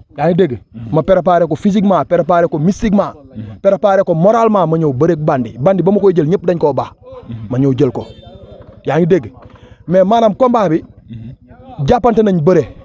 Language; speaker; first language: Wolof; native; Wolof